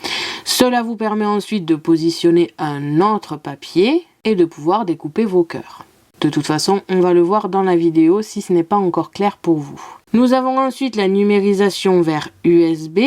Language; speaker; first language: French; native; French